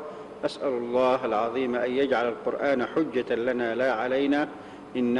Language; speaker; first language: Arabic; native; Arabic